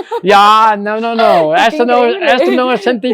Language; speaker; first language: Spanish; non-native, fluent; Dutch